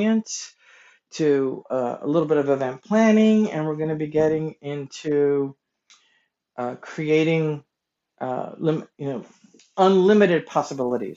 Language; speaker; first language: English; native; English